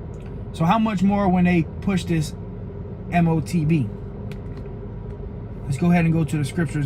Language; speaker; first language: English; native; English